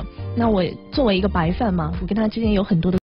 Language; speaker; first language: Chinese; native; Chinese